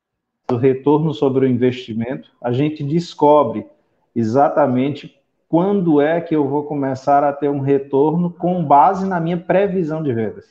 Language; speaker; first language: Portuguese; native; Portuguese